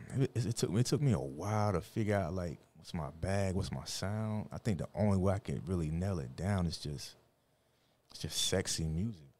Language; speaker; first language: English; native; English